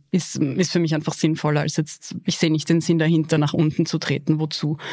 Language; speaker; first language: German; early bilingual, other home language; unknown